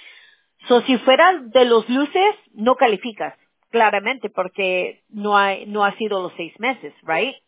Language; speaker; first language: Spanish; early bilingual, heritage; Spanish